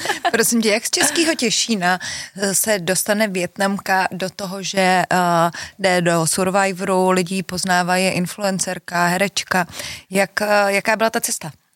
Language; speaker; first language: Czech; native; Czech